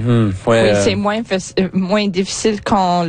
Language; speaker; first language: French; non-native, learner; English